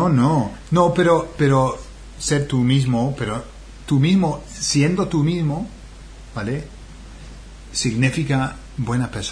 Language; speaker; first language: Spanish; non-native, fluent; English